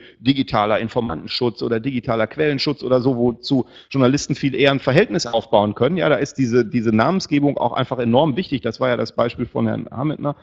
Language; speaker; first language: German; native; German